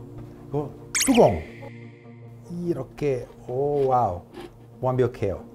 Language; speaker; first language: Korean; non-native, learner; Italian